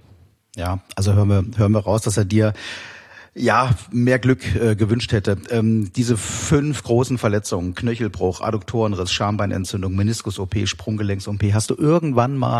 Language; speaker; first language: German; native; German